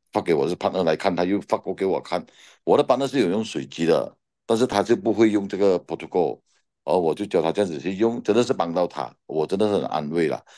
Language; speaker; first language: Chinese; native; Chinese